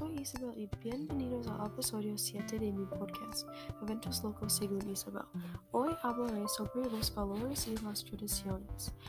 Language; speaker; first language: Spanish; non-native, learner; English